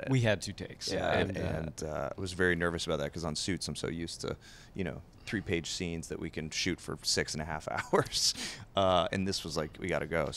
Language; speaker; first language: English; native; English